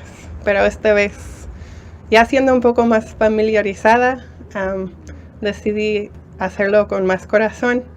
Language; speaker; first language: Spanish; non-native, fluent; English